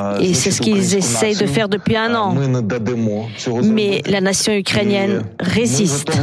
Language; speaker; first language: French; non-native, fluent; Ukrainian